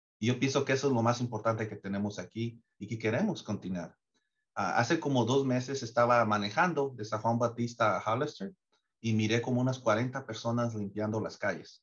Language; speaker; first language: Spanish; early bilingual, heritage; Spanish